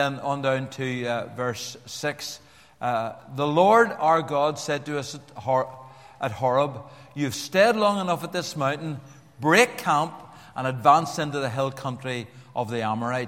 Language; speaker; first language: English; native; English